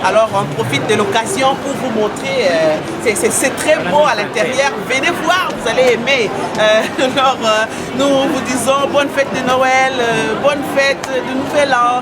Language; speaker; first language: French; non-native, local second language; Lingala